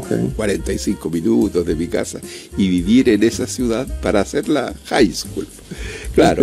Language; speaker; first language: Spanish; native; Spanish